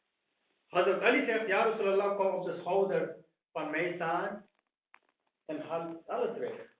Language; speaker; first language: Dutch; non-native, fluent; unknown